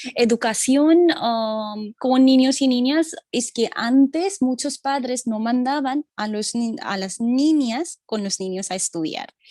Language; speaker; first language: Spanish; non-native, fluent; Hindi